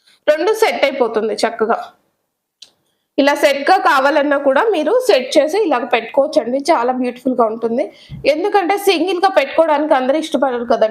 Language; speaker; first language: Telugu; native; Telugu